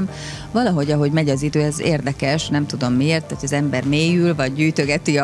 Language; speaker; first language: Hungarian; native; Hungarian